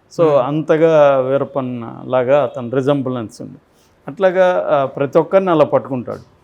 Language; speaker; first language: Telugu; native; Telugu